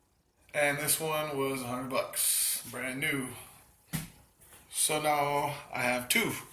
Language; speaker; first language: English; native; English